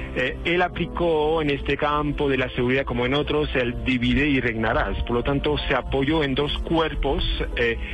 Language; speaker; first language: Spanish; non-native, fluent; French